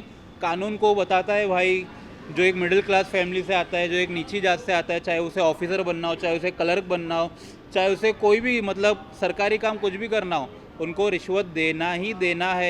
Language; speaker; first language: Hindi; native; Hindi